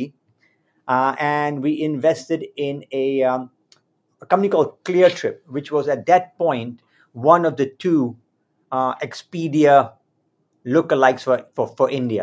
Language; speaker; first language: English; native; English